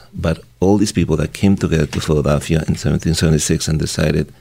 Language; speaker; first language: English; non-native, fluent; Spanish